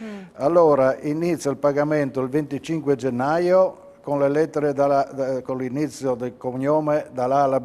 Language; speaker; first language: Italian; native; Italian